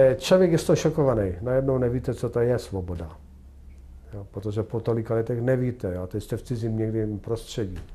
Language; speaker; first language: Czech; non-native, fluent; Polish